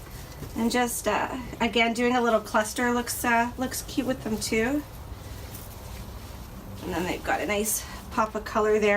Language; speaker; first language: English; native; English